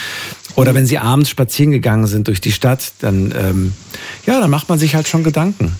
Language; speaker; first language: German; native; German